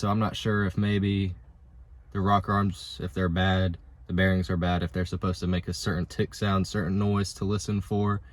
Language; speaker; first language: English; native; English